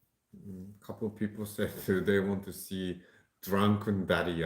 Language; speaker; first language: English; non-native, fluent; Japanese